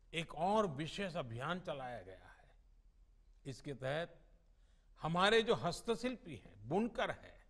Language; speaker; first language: Hindi; non-native, local second language; Gujarati